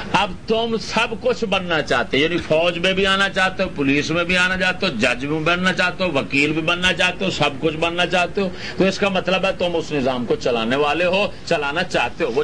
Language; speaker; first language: Urdu; native; Urdu